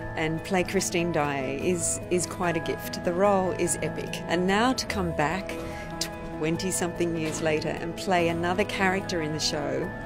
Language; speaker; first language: English; native; English